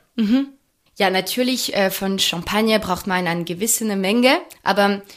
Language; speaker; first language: German; non-native, fluent; French